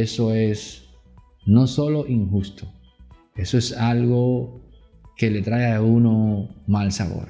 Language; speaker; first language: Spanish; native; Spanish